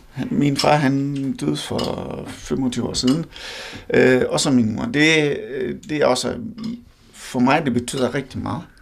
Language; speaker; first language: Danish; non-native, fluent; Hindi